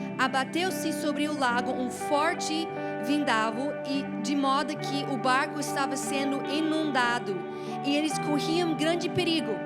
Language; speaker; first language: Portuguese; non-native, fluent; English